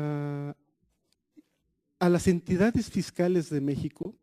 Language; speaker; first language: Spanish; native; Spanish